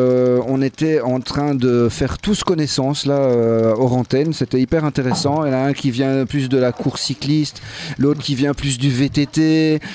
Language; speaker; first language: French; native; French